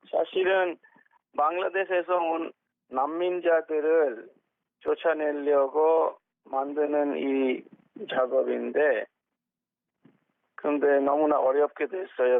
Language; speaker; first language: Korean; non-native, fluent; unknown